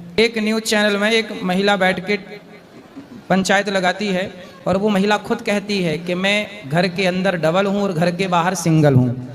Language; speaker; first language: Hindi; native; Hindi